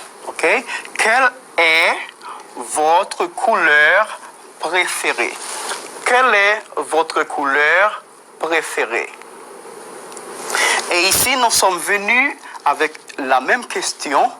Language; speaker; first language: French; non-native, fluent; Spanish